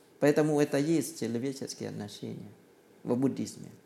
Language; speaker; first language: Russian; non-native, learner; Thai